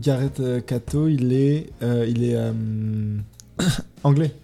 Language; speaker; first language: French; native; French